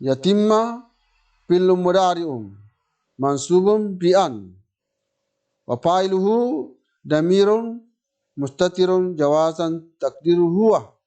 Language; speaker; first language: Arabic; non-native, fluent; Indonesian